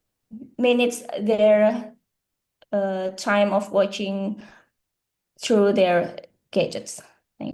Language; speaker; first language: English; non-native, learner; Indonesian